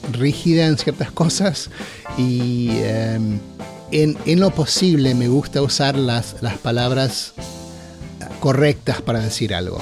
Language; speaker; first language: Spanish; native; Spanish